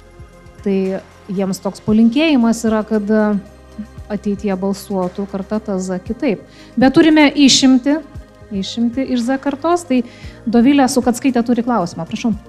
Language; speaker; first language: Lithuanian; native; Lithuanian